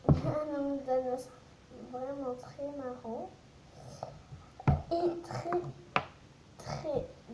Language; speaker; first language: French; native; French